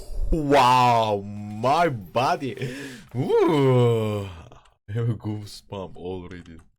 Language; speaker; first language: English; non-native, learner; Turkish